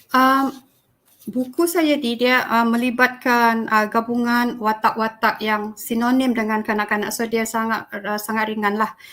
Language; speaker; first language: Malay; native; Malay